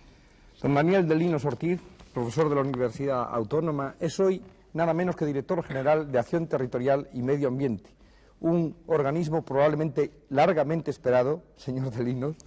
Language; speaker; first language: Spanish; native; Spanish